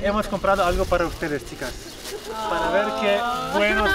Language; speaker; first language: Spanish; non-native, fluent; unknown